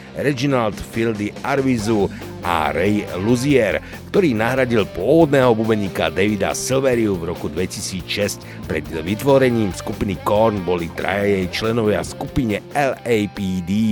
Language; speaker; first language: Slovak; native; Slovak